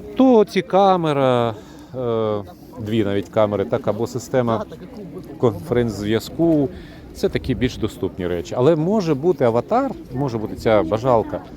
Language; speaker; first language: Ukrainian; non-native, local second language; Russian